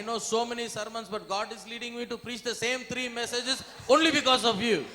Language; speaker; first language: English; non-native, local second language; Kannada